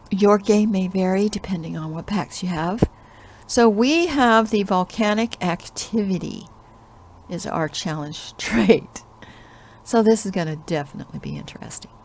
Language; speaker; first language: English; native; English